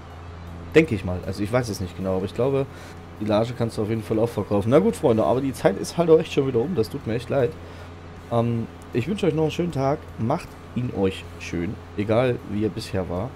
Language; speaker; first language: German; native; German